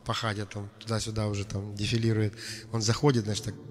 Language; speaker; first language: Russian; non-native, local second language; Ukrainian